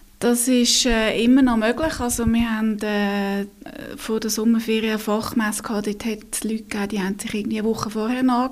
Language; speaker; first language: German; native; German